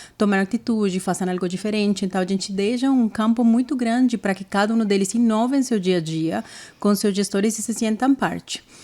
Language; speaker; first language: Portuguese; non-native, fluent; Spanish